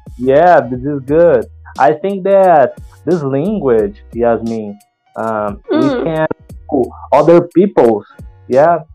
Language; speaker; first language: English; non-native, learner; Portuguese